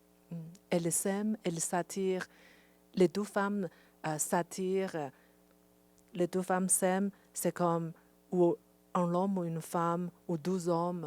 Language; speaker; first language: French; non-native, fluent; Chinese